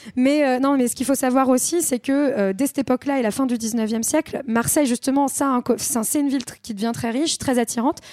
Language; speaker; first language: French; native; French